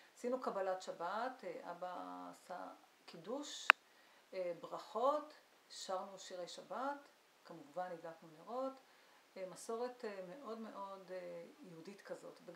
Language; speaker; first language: Hebrew; early bilingual, other home language; Arabic